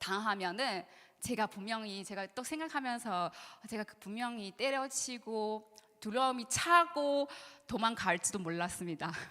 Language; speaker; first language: Korean; non-native, learner; Chinese